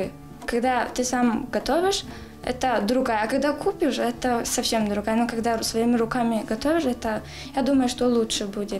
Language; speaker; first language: Russian; non-native, learner; Persian